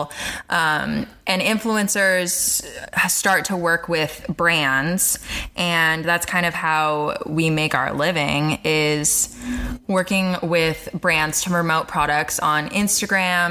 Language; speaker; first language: English; native; English